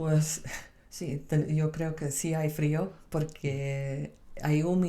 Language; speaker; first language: Spanish; non-native, fluent; Dutch